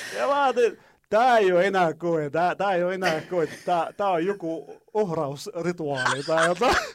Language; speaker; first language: Finnish; non-native, fluent; Arabic